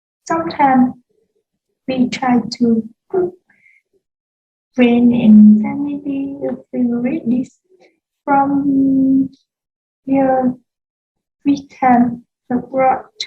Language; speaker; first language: English; non-native, learner; Vietnamese